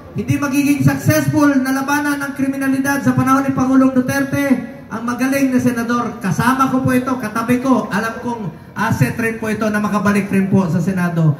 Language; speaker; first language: Filipino; non-native, local second language; Cebuano